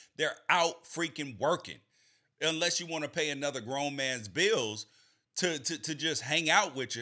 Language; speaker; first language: English; native; English